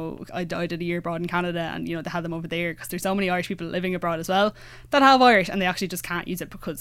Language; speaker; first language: English; native; English